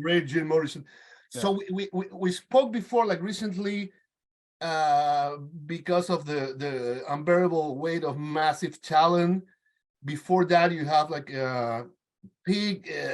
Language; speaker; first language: English; non-native, fluent; Spanish